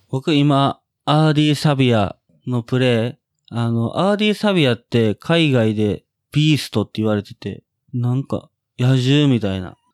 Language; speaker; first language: Japanese; native; Japanese